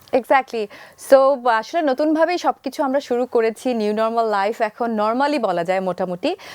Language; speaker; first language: Bangla; native; Bangla